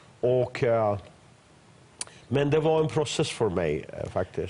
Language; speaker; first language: Swedish; non-native, fluent; Persian